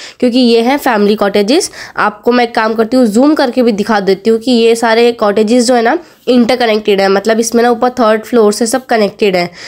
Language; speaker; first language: Hindi; native; Hindi